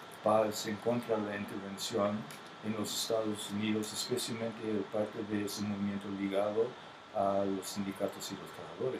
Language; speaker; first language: Spanish; non-native, fluent; English